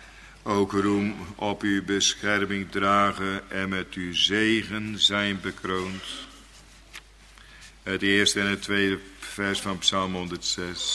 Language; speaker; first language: Dutch; native; Dutch